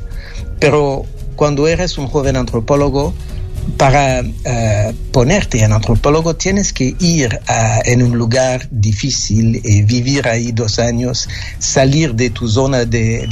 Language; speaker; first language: Spanish; non-native, fluent; French